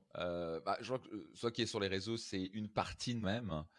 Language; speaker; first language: French; native; French